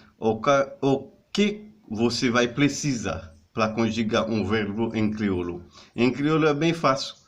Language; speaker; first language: Portuguese; non-native, learner; Haitian Creole